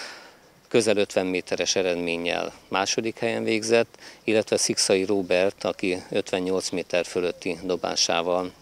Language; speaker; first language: Hungarian; native; Hungarian